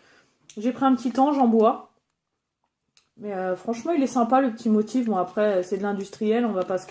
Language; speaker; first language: French; native; French